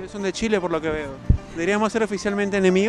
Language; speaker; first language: Spanish; native; Spanish